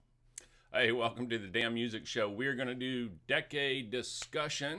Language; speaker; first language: English; native; English